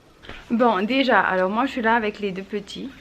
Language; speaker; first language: French; native; French